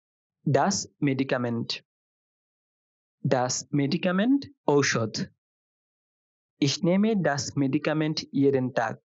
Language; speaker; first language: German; non-native, fluent; Bangla